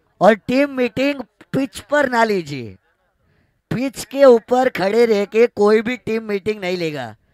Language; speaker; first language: Hindi; non-native, local second language; Marathi